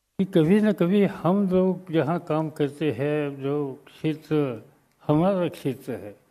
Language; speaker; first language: Hindi; non-native, local second language; Marathi